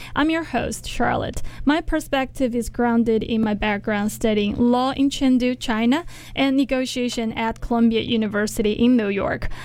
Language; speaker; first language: English; non-native, fluent; Chinese